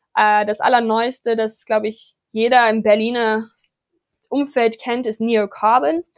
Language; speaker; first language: German; non-native, fluent; English